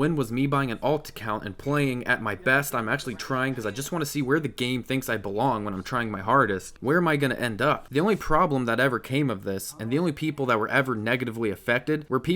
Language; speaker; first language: English; native; English